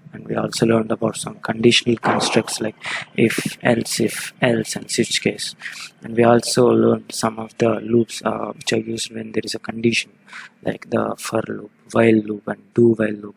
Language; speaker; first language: English; non-native, local second language; Telugu